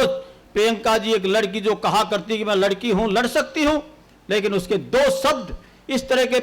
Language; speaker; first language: Hindi; native; Hindi